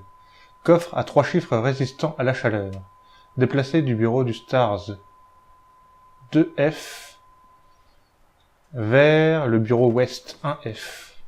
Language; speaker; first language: French; native; French